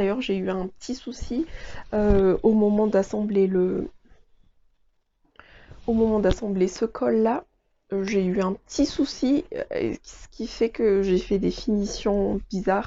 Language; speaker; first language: French; native; French